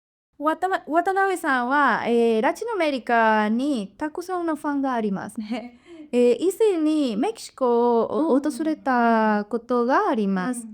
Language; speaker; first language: Japanese; non-native, learner; Spanish